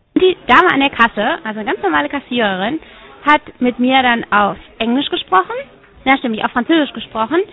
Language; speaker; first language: German; native; German